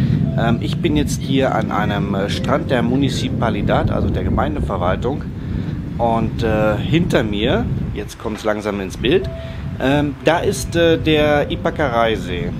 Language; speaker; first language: German; native; German